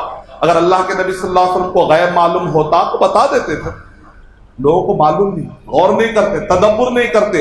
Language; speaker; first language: Urdu; native; Urdu